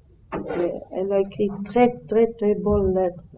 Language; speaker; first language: French; non-native, learner; Vietnamese